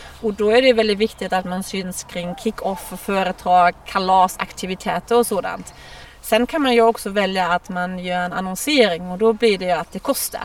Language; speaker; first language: Swedish; non-native, fluent; German